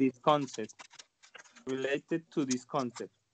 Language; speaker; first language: English; non-native, learner; Spanish